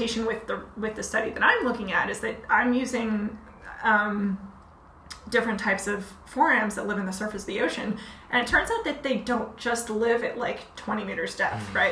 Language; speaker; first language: English; native; English